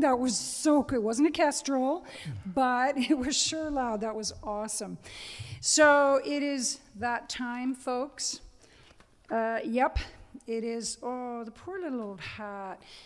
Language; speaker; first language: English; native; English